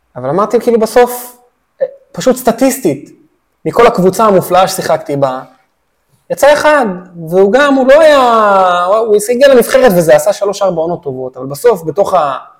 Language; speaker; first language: Hebrew; native; Hebrew